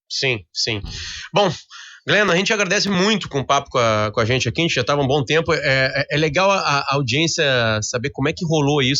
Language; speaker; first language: Portuguese; native; Portuguese